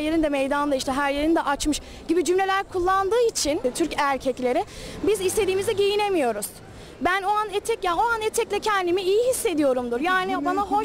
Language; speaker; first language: Turkish; native; Turkish